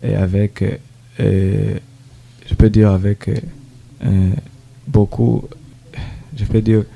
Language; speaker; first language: French; non-native, learner; Rundi